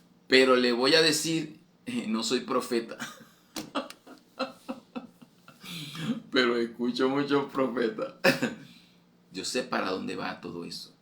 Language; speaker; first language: Spanish; native; Spanish